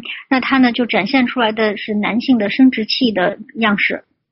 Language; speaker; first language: Chinese; native; Chinese